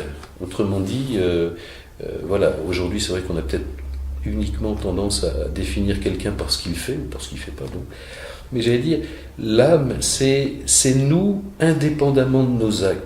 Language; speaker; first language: French; native; French